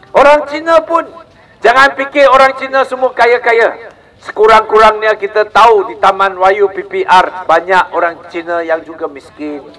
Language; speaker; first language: Malay; non-native, local second language; Chinese